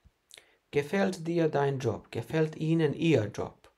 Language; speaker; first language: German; non-native, fluent; Bosnian